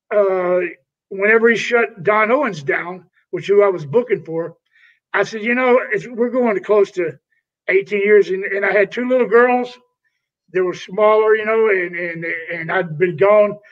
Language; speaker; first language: English; native; English